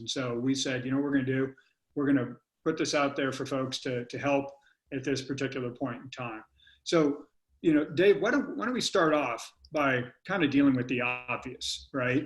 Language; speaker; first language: English; native; English